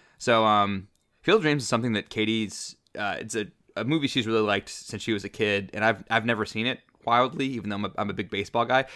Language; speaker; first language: English; native; English